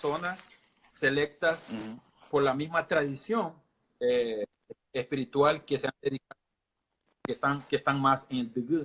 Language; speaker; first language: Spanish; non-native, local second language; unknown